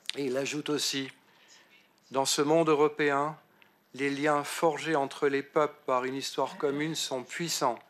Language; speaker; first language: French; native; French